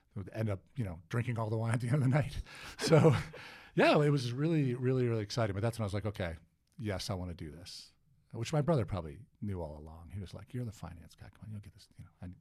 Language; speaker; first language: English; native; English